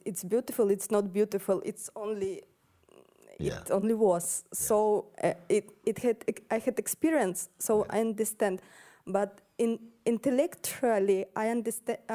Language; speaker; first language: English; non-native, learner; Russian